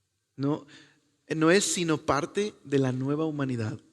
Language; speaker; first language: Spanish; native; Spanish